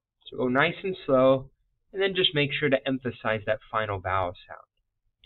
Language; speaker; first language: English; native; English